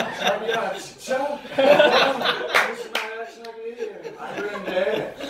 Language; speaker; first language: Korean; non-native, fluent; English